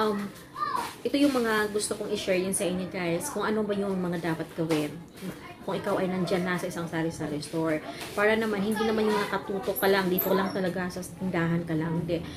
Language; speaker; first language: Filipino; non-native, local second language; Cebuano